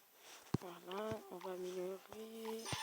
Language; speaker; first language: French; native; French